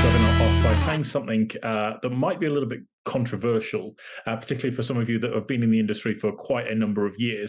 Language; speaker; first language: English; native; English